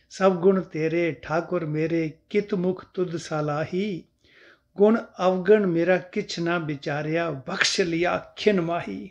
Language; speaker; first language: Hindi; non-native, local second language; Punjabi